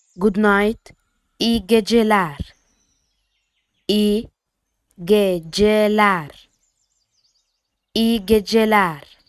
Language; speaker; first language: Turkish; non-native, fluent; Arabic